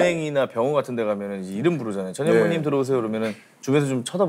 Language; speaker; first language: Korean; native; Korean